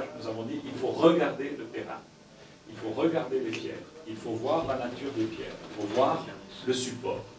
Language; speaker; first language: French; native; French